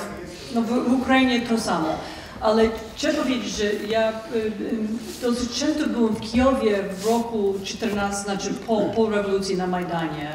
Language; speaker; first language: Polish; non-native, fluent; English